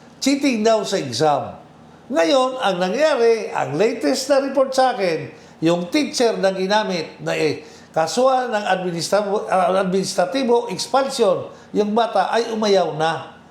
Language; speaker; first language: Filipino; non-native, local second language; Bikol